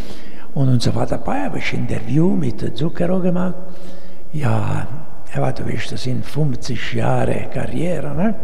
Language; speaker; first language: German; non-native, learner; Italian